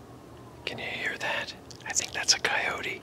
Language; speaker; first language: English; native; English